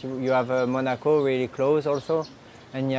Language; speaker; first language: English; non-native, learner; French